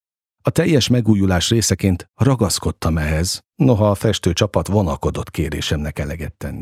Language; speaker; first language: Hungarian; native; Hungarian